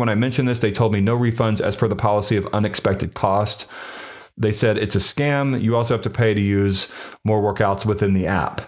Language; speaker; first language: English; native; English